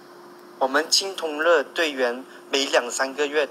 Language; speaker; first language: Chinese; native; Chinese